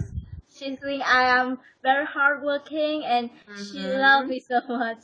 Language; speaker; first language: English; non-native, learner; Vietnamese